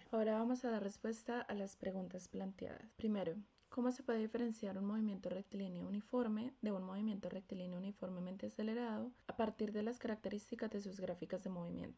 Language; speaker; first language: Spanish; native; Spanish